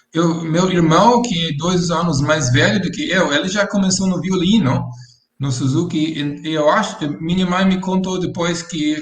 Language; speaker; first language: Portuguese; non-native, fluent; English